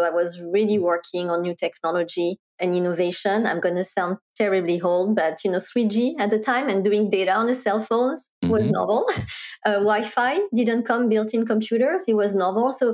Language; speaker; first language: English; non-native, fluent; French